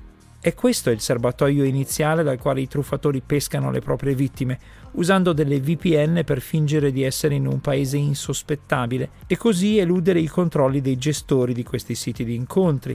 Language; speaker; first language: Italian; native; Italian